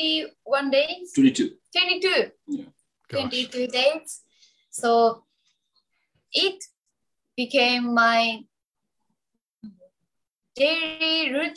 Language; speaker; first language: English; non-native, learner; Japanese